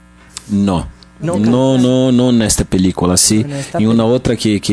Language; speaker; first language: Spanish; non-native, learner; Portuguese